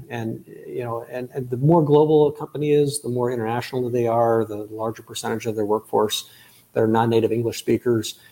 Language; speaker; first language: English; native; English